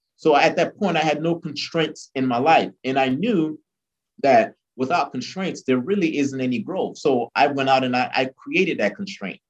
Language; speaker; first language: English; early bilingual, other home language; Haitian Creole